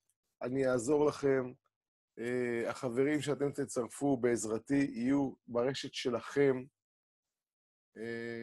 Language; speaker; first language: Hebrew; native; Hebrew